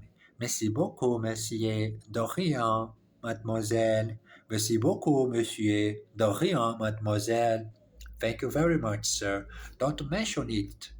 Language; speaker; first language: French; non-native, learner; English